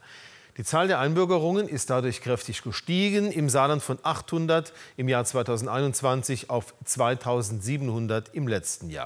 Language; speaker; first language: German; native; German